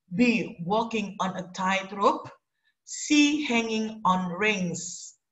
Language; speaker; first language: English; non-native, fluent; Indonesian